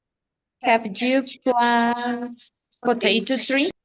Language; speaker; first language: English; non-native, learner; Spanish